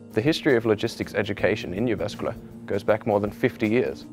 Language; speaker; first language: English; native; English